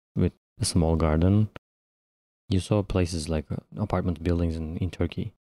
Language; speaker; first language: English; non-native, fluent; Turkish